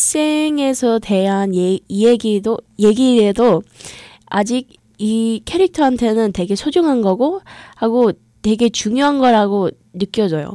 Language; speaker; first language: Korean; early bilingual, heritage; English